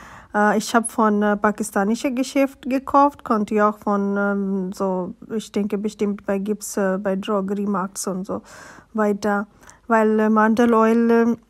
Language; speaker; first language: German; non-native, learner; Urdu